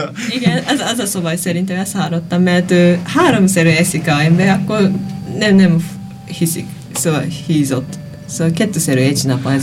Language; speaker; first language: Hungarian; non-native, learner; Japanese